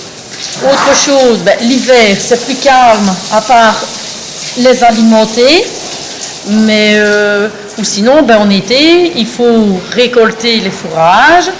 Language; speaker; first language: French; native; French